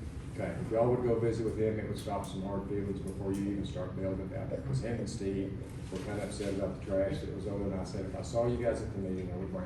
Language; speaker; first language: English; native; English